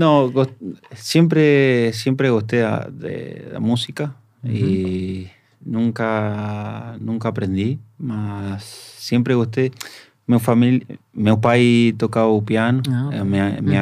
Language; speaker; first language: Portuguese; non-native, learner; Spanish